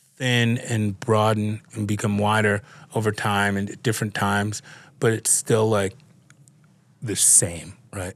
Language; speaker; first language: English; native; English